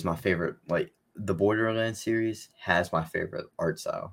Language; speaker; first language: English; native; English